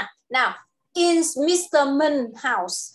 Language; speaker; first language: English; non-native, local second language; Vietnamese